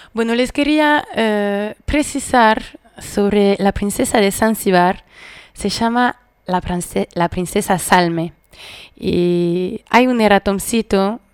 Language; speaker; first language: Spanish; non-native, fluent; French